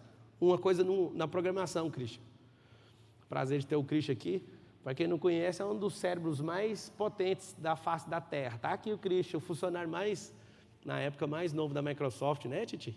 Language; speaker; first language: Portuguese; native; Portuguese